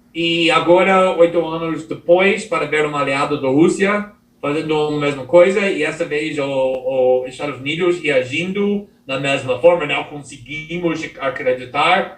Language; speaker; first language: Portuguese; non-native, fluent; English